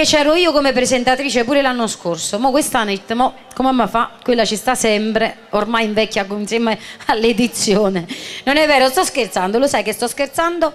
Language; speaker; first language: Italian; native; Italian